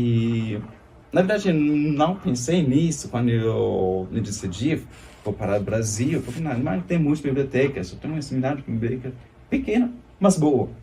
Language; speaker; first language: Portuguese; non-native, fluent; German